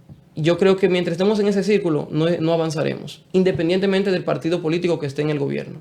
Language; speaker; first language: Spanish; native; Spanish